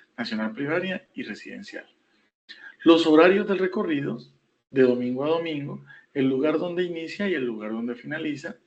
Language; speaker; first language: Spanish; native; Spanish